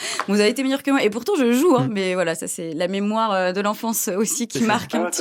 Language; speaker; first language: French; native; French